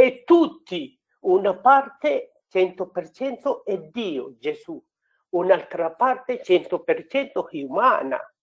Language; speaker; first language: Italian; non-native, learner; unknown